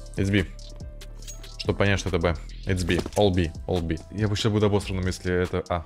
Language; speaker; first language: Russian; native; Russian